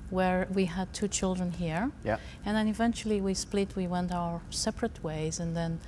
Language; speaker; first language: English; non-native, fluent; Romanian